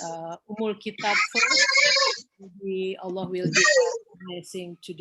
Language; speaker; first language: English; non-native, learner; Indonesian